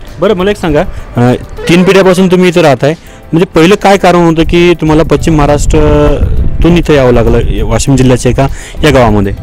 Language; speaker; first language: Marathi; native; Marathi